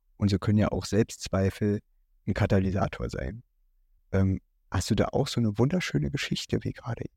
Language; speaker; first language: German; native; German